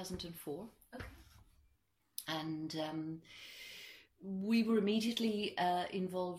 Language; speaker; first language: English; native; English